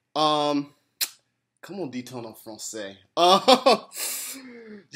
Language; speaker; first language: French; non-native, learner; English